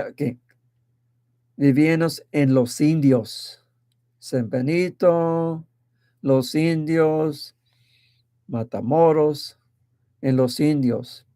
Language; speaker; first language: Spanish; early bilingual, heritage; Spanish